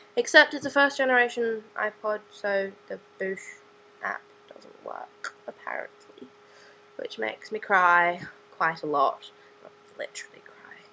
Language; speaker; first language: English; native; English